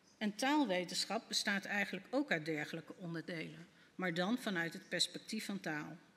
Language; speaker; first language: Dutch; native; Dutch